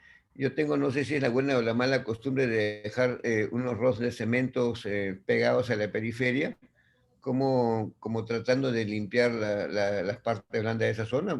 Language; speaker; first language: Spanish; native; Spanish